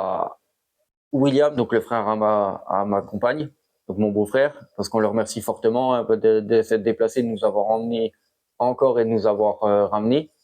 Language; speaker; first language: French; native; French